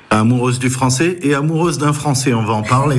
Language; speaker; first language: French; native; French